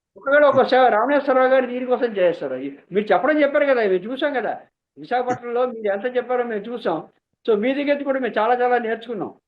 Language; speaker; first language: Telugu; native; Telugu